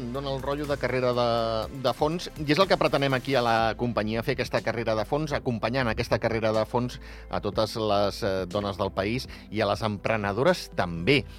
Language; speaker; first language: Catalan; native; Catalan